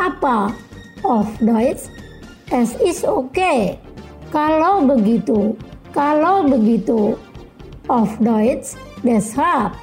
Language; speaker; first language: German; non-native, fluent; Indonesian